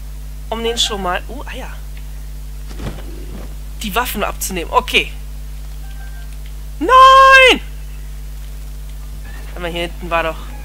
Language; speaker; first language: German; native; German